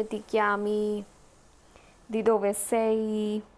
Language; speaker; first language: Italian; non-native, fluent; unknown